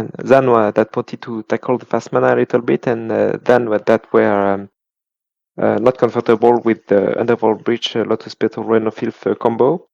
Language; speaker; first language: English; non-native, fluent; French